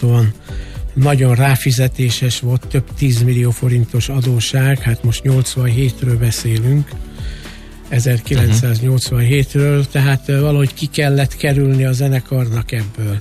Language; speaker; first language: Hungarian; native; Hungarian